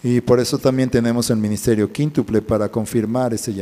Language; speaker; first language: Spanish; native; Spanish